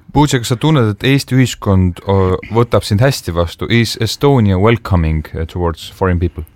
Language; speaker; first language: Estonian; native; Estonian